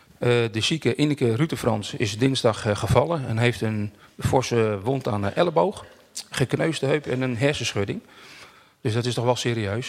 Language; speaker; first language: Dutch; native; Dutch